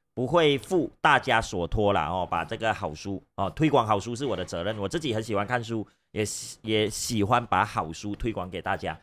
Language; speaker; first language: Chinese; native; Chinese